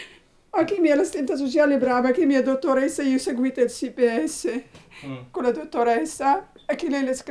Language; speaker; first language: Italian; non-native, learner; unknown